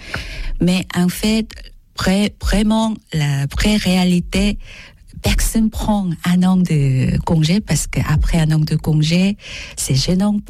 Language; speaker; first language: French; non-native, learner; Korean